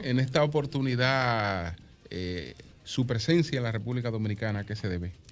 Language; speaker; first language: Spanish; native; Spanish